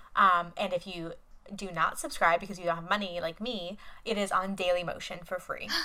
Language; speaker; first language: English; native; English